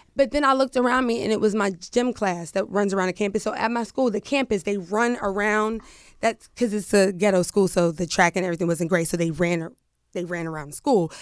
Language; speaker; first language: English; native; English